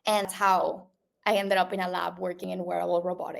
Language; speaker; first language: English; non-native, local second language; Spanish